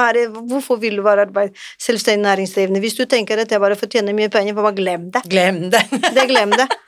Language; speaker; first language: Norwegian; non-native, fluent; Portuguese